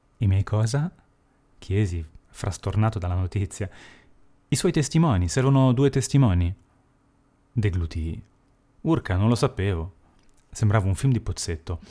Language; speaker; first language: Italian; early bilingual, heritage; Italian